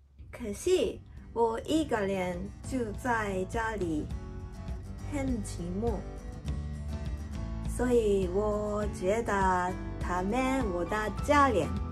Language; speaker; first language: Chinese; non-native, learner; Japanese